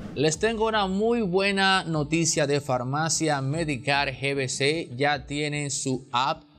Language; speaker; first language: Spanish; native; Spanish